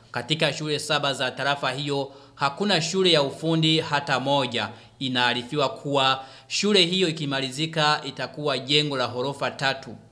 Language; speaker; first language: Swahili; non-native, local second language; Rundi